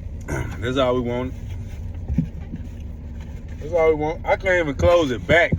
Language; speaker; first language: English; native; English